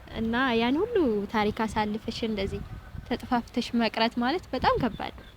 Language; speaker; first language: Amharic; non-native, local second language; Tigrinya